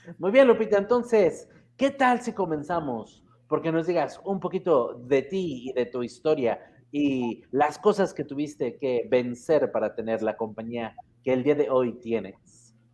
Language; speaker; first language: Spanish; early bilingual, heritage; Spanish